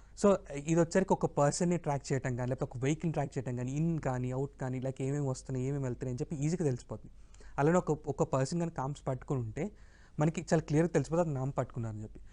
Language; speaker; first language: Telugu; native; Telugu